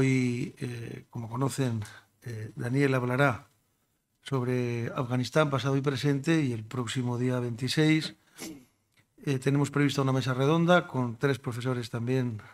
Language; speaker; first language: Spanish; native; Spanish